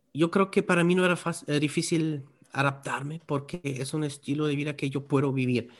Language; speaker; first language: Spanish; non-native, fluent; German